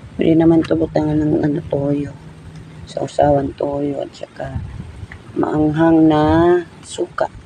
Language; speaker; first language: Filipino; non-native, local second language; Waray